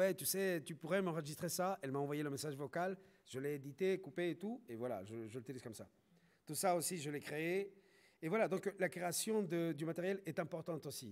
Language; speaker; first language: French; non-native, fluent; Spanish